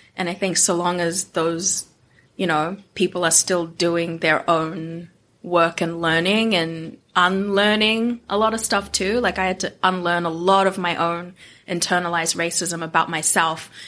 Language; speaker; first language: English; non-native, local second language; Japanese